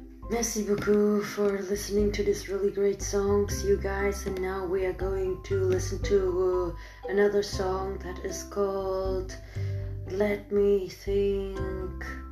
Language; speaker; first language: English; non-native, fluent; German